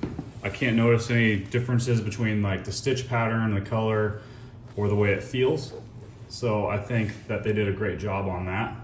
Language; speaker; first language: English; native; English